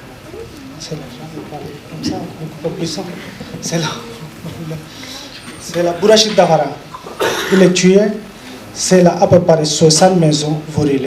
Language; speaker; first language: French; non-native, learner; Rohingya